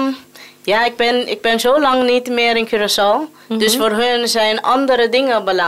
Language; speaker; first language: Dutch; non-native, local second language; Papiamento